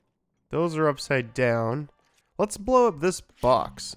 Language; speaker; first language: English; native; English